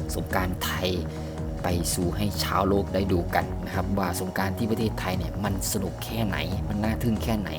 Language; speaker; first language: Thai; native; Thai